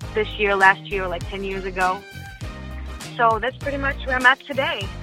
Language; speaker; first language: English; non-native, fluent; Russian